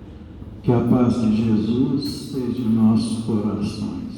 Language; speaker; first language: Portuguese; native; Portuguese